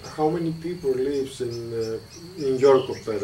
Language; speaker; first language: English; non-native, learner; Greek